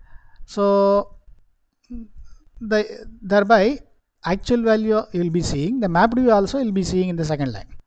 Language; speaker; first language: English; non-native, local second language; Tamil